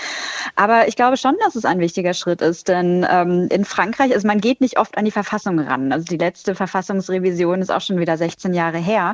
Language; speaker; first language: German; native; German